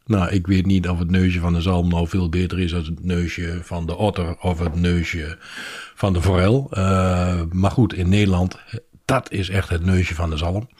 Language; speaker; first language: Dutch; native; Dutch